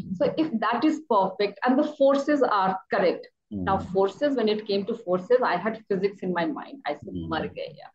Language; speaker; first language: English; non-native, local second language; Hindi